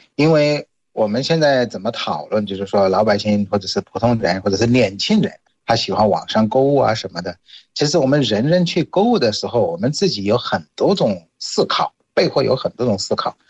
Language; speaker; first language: Chinese; non-native, fluent; Bangla